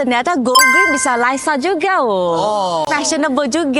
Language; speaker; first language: Indonesian; early bilingual, heritage; Indonesian